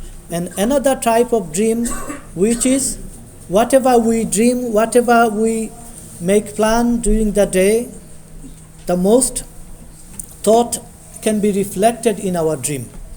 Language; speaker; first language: English; non-native, local second language; Bangla